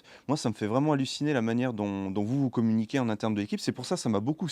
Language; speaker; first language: French; native; French